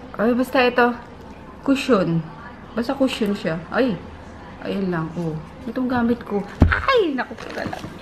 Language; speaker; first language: Filipino; native; Filipino